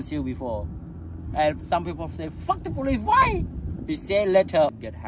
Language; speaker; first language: English; non-native, learner; Khmer